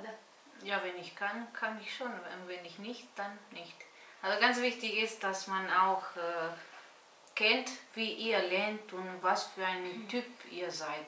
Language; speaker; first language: German; non-native, fluent; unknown